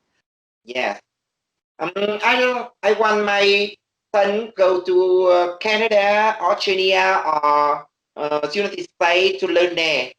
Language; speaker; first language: English; non-native, learner; Vietnamese